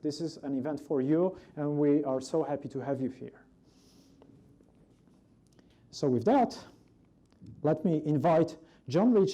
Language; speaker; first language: English; non-native, fluent; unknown